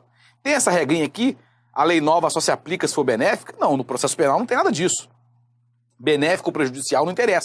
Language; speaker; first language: Portuguese; native; Portuguese